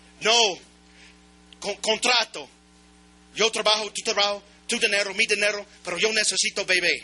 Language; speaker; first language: Spanish; non-native, learner; English